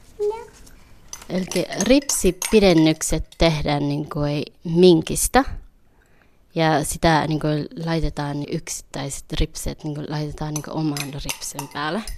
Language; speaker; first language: Finnish; early bilingual, other home language; Vietnamese